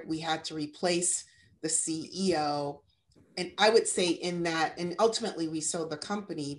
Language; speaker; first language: English; native; English